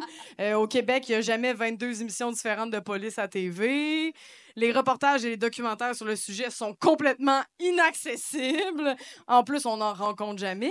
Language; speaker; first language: French; native; French